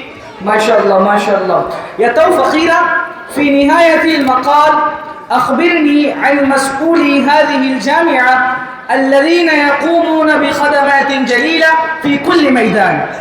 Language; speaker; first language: Arabic; non-native, learner; Urdu